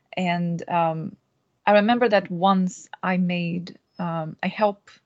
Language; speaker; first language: English; non-native, fluent; Portuguese